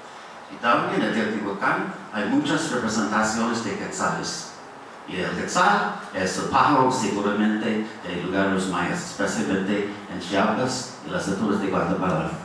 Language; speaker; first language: Spanish; non-native, fluent; English